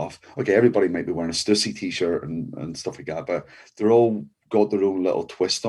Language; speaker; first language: English; native; English